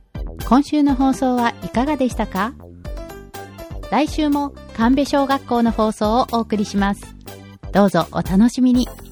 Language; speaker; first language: Japanese; native; Japanese